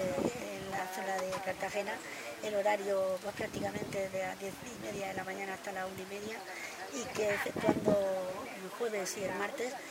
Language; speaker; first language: Spanish; native; Spanish